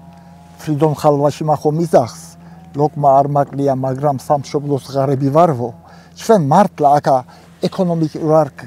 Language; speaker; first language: Georgian; early bilingual, heritage; Georgian